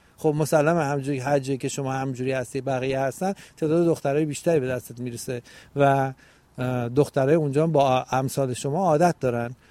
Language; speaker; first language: Persian; native; Persian